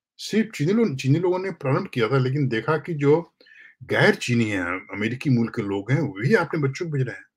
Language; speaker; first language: Hindi; native; Hindi